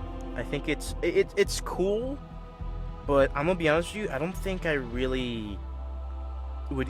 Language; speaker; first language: English; native; English